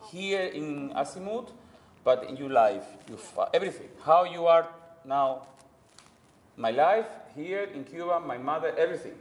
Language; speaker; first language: English; non-native, learner; Spanish